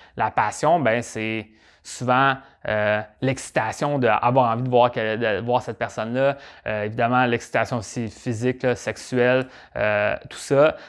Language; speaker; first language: French; native; French